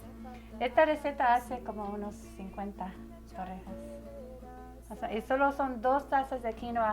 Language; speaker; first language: Spanish; early bilingual, heritage; Spanish